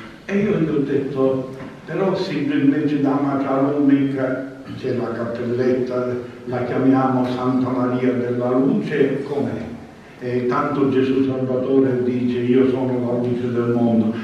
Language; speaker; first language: Italian; native; Italian